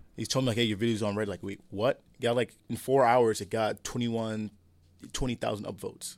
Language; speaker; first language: English; early bilingual, other home language; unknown